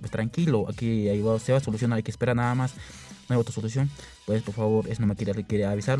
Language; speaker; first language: Spanish; non-native, local second language; Quechua